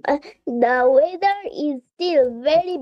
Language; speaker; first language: English; non-native, learner; Bangla